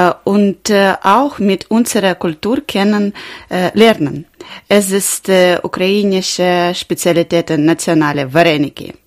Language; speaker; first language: German; non-native, learner; Ukrainian